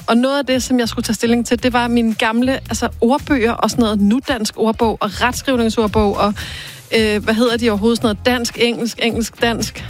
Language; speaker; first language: Danish; native; Danish